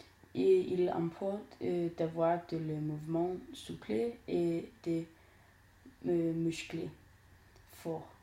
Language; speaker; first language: French; non-native, learner; Danish